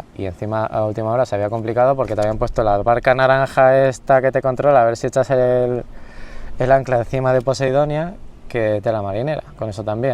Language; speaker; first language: Spanish; native; Spanish